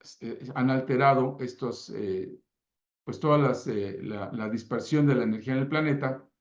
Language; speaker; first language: Spanish; native; Spanish